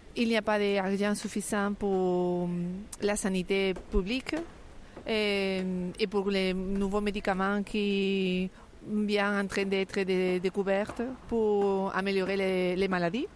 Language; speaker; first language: French; non-native, fluent; Spanish